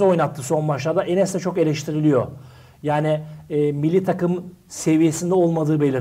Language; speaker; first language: Turkish; native; Turkish